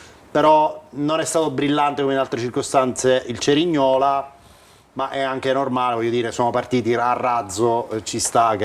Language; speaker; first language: Italian; native; Italian